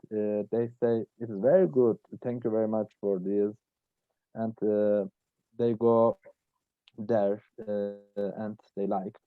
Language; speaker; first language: English; non-native, learner; Turkish